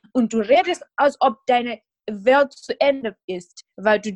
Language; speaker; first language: German; non-native, fluent; North Ndebele